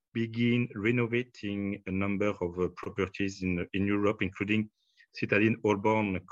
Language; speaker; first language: English; non-native, fluent; French